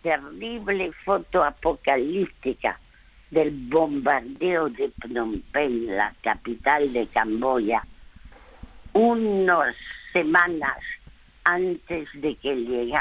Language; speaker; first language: Spanish; early bilingual, other home language; French